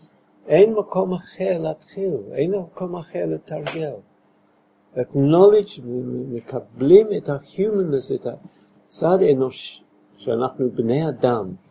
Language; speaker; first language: Hebrew; non-native, fluent; English